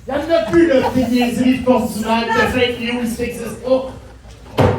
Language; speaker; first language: French; native; French